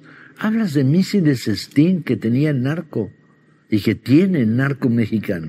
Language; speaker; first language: Spanish; native; Spanish